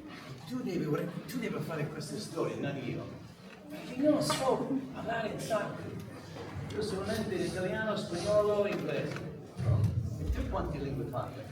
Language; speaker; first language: Italian; non-native, learner; English